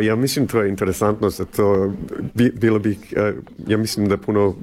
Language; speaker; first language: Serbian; early bilingual, heritage; Serbian